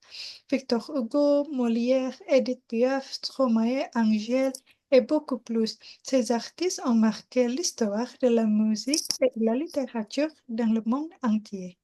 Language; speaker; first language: French; non-native, learner; Indonesian